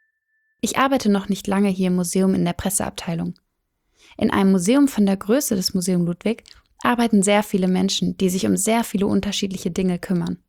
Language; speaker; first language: German; native; German